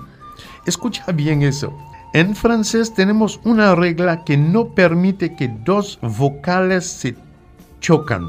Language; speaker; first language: Spanish; non-native, fluent; French